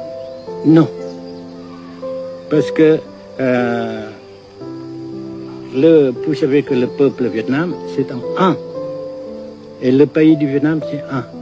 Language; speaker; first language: French; non-native, fluent; Vietnamese